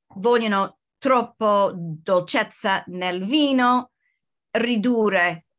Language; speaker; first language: Italian; non-native, learner; English